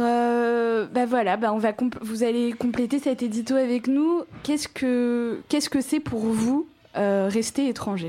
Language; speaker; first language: French; native; French